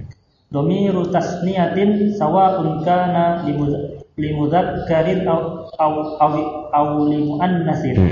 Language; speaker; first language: Arabic; non-native, learner; Indonesian